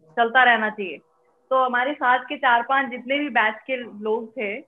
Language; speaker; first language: Hindi; native; Hindi